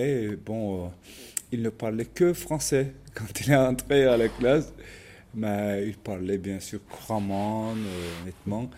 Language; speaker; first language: French; non-native, fluent; Turkish